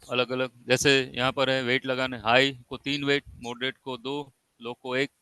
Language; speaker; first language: Hindi; non-native, local second language; Gujarati